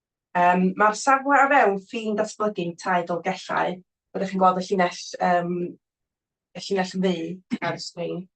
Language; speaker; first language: Welsh; native; Welsh